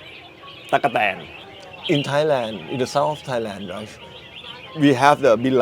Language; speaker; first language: English; non-native, learner; Thai